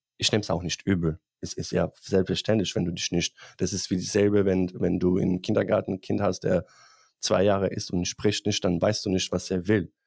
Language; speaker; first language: German; non-native, fluent; Bosnian